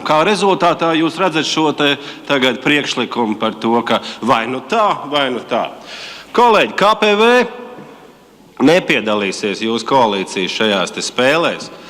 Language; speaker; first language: Latvian; native; Latvian